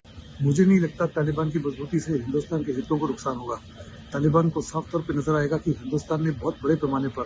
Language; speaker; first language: Hindi; native; Hindi